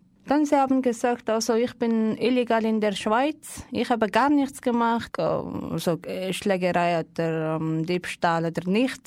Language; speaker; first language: German; non-native, learner; Mongolian